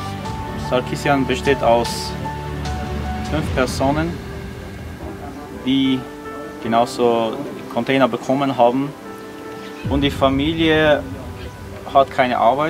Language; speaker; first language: German; early bilingual, other home language; Armenian